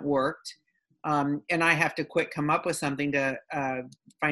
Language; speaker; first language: English; native; English